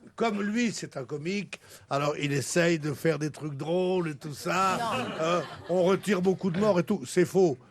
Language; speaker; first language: French; native; French